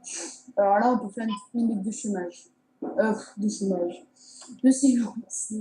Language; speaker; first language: French; native; French